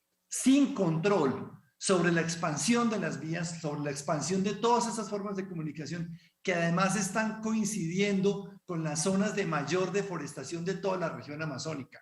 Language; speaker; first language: Spanish; native; Spanish